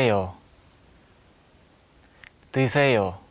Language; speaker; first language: Korean; non-native, learner; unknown